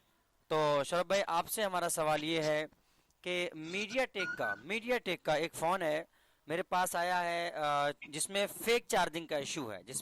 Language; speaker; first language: Hindi; native; Hindi